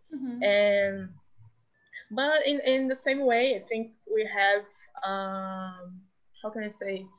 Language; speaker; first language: English; non-native, fluent; Portuguese